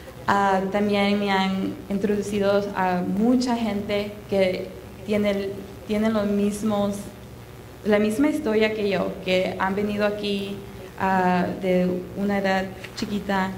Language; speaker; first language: Spanish; early bilingual, heritage; Spanish